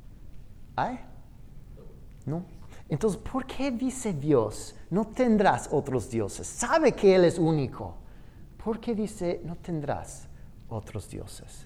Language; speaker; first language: Spanish; non-native, fluent; English